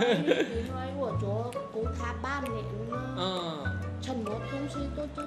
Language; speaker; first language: Chinese; non-native, learner; Vietnamese